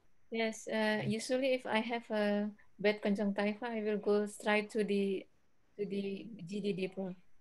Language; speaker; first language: English; non-native, fluent; Indonesian